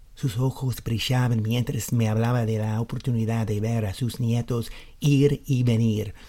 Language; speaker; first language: Spanish; non-native, fluent; English